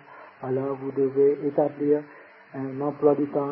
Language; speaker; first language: French; non-native, fluent; Vietnamese